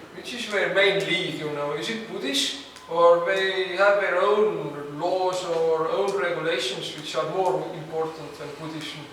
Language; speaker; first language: English; non-native, learner; Estonian